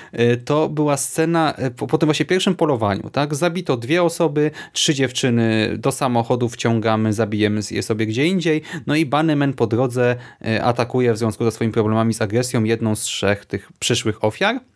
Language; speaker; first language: Polish; native; Polish